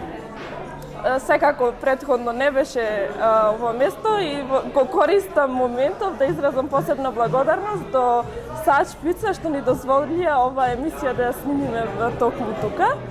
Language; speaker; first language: Macedonian; non-native, local second language; Albanian